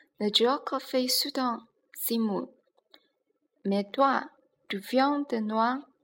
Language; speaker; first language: French; non-native, learner; Chinese